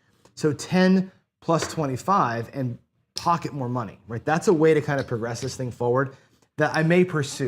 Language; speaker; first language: English; native; English